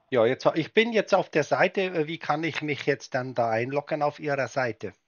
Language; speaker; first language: German; native; German